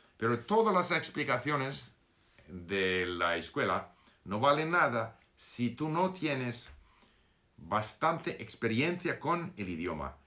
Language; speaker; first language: Spanish; non-native, fluent; English